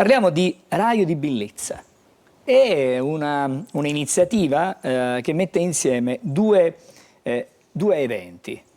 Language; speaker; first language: Italian; native; Italian